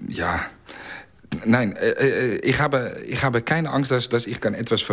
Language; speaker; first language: German; non-native, learner; Dutch